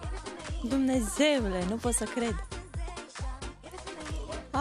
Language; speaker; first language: Romanian; native; Romanian